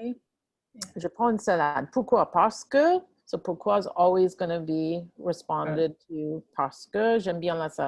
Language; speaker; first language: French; non-native, fluent; English